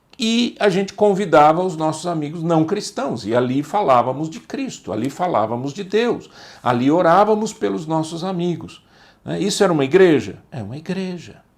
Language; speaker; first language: Portuguese; native; Portuguese